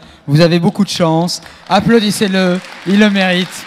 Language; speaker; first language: French; native; French